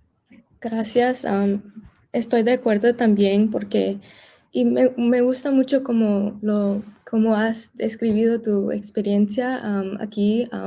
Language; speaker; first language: Spanish; early bilingual, heritage; Spanish